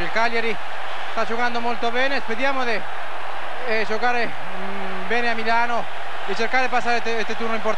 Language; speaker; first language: Italian; non-native, learner; Spanish